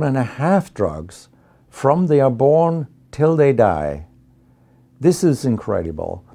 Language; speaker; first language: English; non-native, fluent; Danish